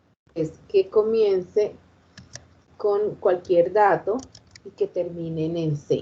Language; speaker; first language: Spanish; native; Spanish